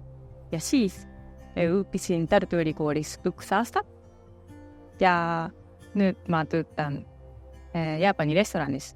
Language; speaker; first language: Estonian; early bilingual, other home language; Japanese